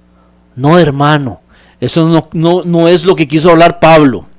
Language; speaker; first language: Spanish; native; Spanish